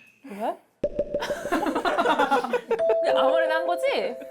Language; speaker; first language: Korean; native; Korean